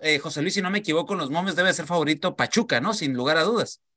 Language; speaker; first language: Spanish; native; Spanish